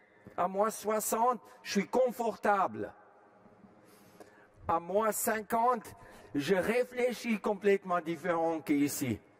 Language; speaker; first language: French; non-native, fluent; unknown